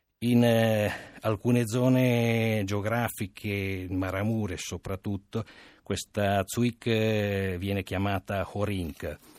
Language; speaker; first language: Italian; non-native, fluent; Romanian